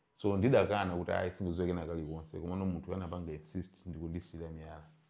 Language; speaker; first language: Nyanja; native; Nyanja